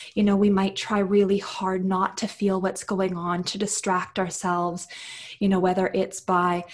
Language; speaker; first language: English; native; English